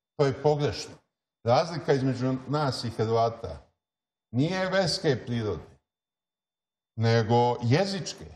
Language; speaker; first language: Serbian; native; Serbian